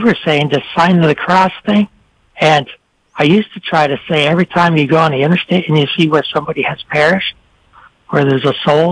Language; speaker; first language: English; non-native, local second language; French